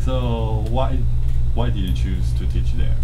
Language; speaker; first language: English; non-native, learner; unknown